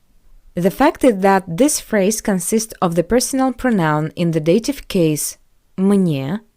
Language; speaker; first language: English; non-native, fluent; Russian